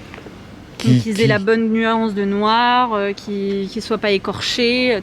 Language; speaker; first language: French; native; French